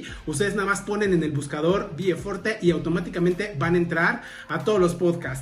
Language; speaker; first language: Spanish; native; Spanish